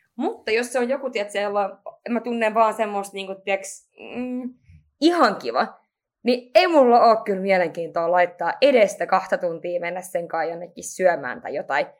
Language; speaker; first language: Finnish; native; Finnish